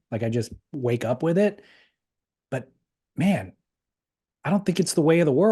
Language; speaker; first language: English; native; English